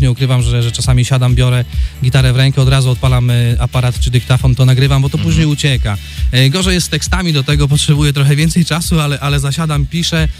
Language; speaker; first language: Polish; native; Polish